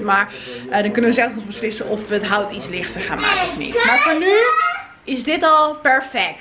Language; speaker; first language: Dutch; native; Dutch